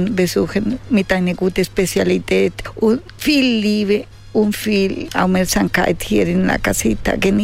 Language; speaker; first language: German; non-native, learner; Spanish